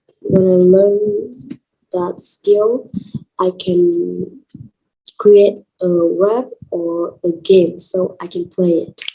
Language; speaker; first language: English; non-native, learner; Vietnamese